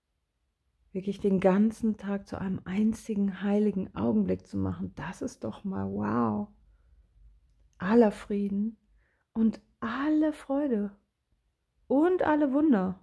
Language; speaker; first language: German; native; German